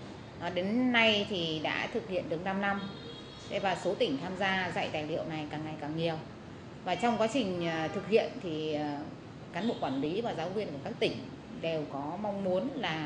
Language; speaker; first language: Vietnamese; native; Vietnamese